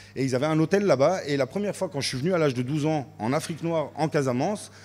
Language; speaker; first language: French; native; French